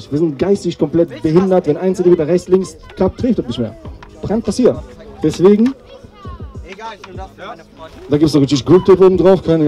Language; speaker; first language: German; native; German